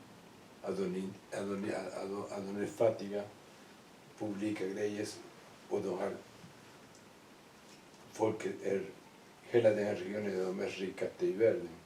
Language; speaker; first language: Swedish; non-native, learner; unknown